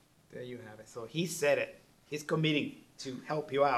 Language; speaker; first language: English; non-native, fluent; Spanish